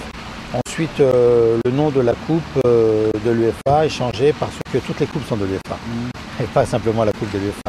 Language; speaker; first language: French; native; French